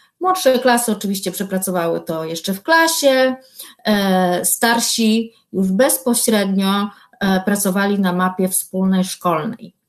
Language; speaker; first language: Polish; native; Polish